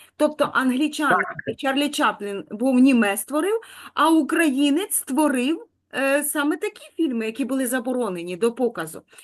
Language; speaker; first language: Ukrainian; native; Ukrainian